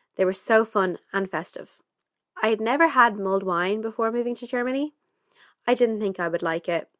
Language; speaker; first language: English; native; English